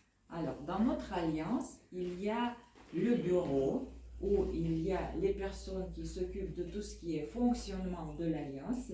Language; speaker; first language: French; non-native, fluent; Russian